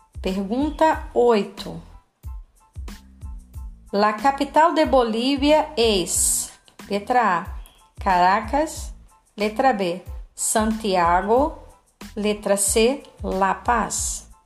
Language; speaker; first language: Spanish; non-native, fluent; Portuguese